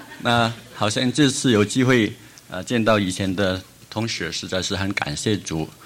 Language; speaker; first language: Chinese; non-native, local second language; Cantonese